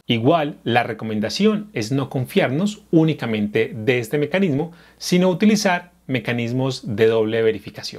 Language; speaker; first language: Spanish; native; Spanish